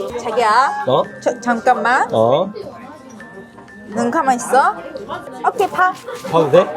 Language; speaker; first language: Korean; non-native, learner; Japanese